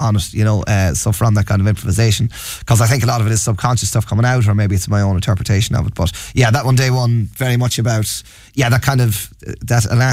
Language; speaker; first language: English; native; English